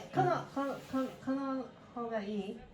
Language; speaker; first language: Japanese; non-native, learner; English